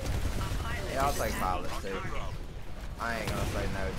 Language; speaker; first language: English; native; English